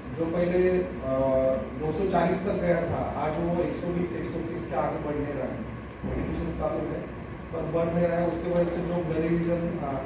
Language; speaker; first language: Hindi; non-native, local second language; Marathi